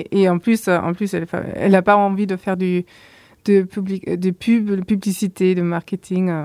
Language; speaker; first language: French; non-native, fluent; German